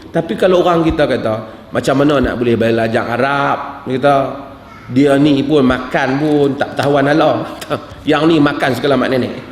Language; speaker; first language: Malay; native; Malay